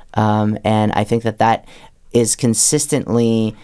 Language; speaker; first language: English; native; English